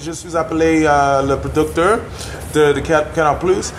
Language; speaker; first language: French; non-native, learner; English